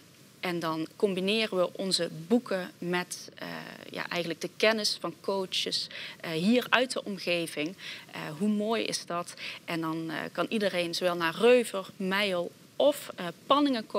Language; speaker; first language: Dutch; native; Dutch